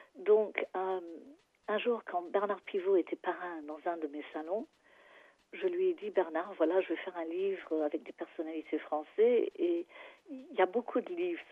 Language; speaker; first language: French; non-native, fluent; English